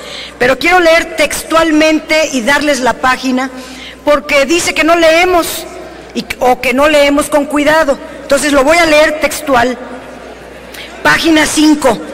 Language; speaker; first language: Spanish; native; Spanish